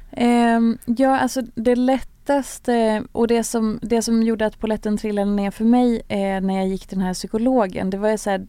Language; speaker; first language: Swedish; native; Swedish